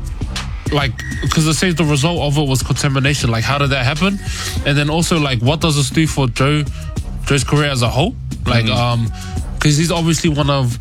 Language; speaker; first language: English; native; English